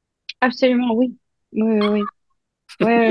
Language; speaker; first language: French; non-native, local second language; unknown